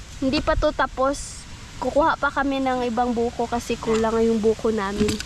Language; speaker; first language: Filipino; non-native, local second language; Cebuano